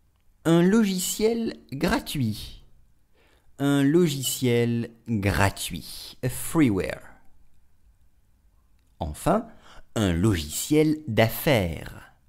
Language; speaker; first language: French; native; French